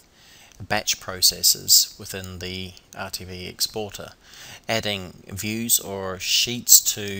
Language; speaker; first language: English; native; English